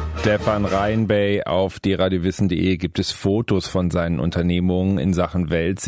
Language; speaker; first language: German; native; German